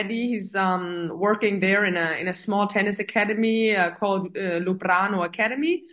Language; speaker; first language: English; non-native, fluent; German